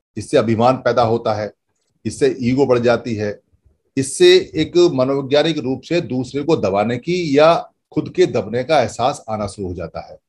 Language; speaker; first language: Hindi; native; Hindi